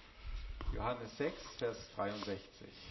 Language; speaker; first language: German; non-native, fluent; Romanian